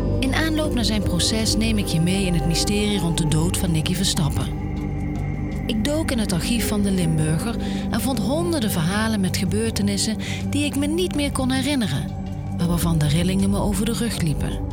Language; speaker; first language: Dutch; native; Dutch